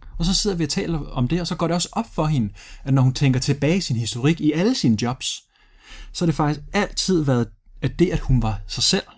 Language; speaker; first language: Danish; early bilingual, other home language; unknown